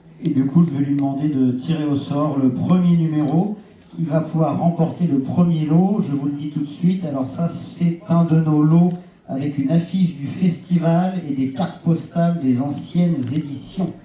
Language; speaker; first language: French; native; French